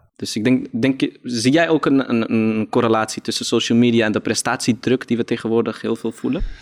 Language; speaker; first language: Dutch; early bilingual, other home language; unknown